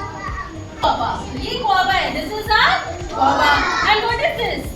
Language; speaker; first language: English; non-native, local second language; Hindi